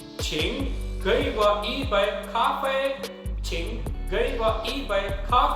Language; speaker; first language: Chinese; non-native, learner; Urdu